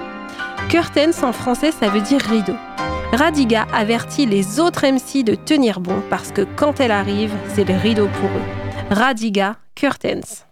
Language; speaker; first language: French; native; French